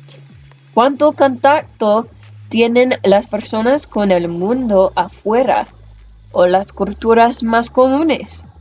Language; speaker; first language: Spanish; non-native, learner; English